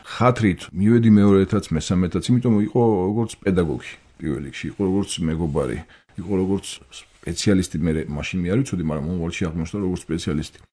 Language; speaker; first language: Georgian; native; Georgian